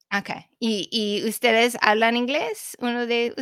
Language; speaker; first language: Spanish; non-native, fluent; English